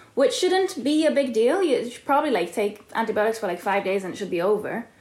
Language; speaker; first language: English; early bilingual, heritage; Hebrew